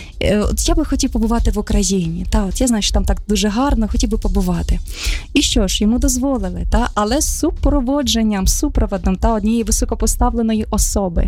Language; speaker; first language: Ukrainian; native; Ukrainian